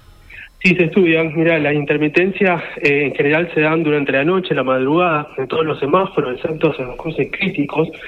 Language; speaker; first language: Spanish; native; Spanish